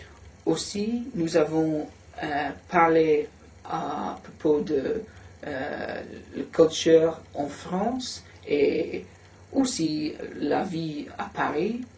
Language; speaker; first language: French; non-native, learner; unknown